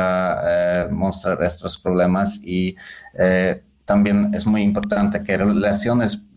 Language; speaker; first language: Spanish; non-native, fluent; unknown